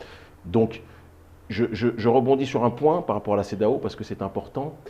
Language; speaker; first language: French; native; French